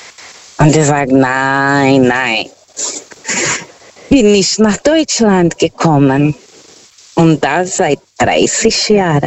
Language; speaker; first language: German; non-native, fluent; Portuguese